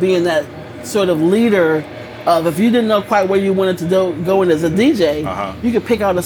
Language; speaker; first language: English; native; English